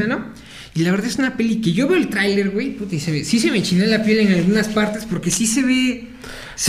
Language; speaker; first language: Spanish; native; Spanish